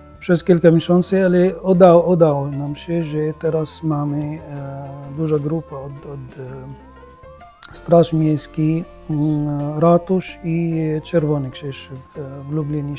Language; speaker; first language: Polish; non-native, learner; Arabic